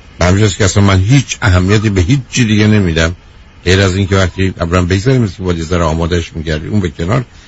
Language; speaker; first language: Persian; native; Persian